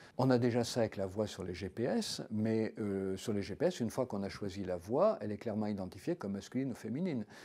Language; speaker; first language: French; native; French